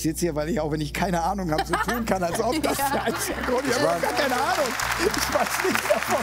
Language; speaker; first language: German; native; German